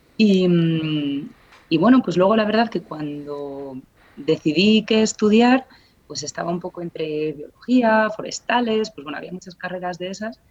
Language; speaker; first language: Spanish; native; Spanish